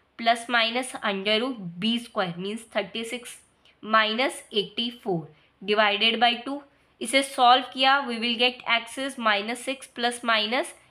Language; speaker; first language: Hindi; native; Hindi